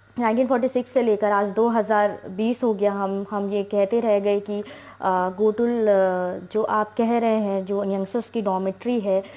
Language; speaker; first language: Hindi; native; Hindi